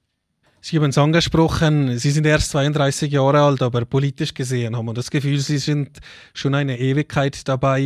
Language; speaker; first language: German; native; German